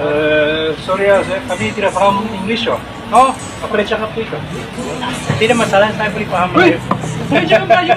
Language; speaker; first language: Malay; non-native, learner; English